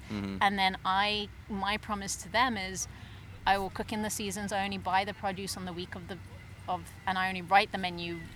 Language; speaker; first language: English; native; English